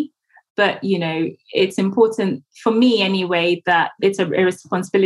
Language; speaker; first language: English; non-native, local second language; Akan